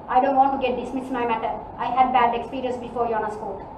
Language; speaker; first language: English; non-native, local second language; Sinhala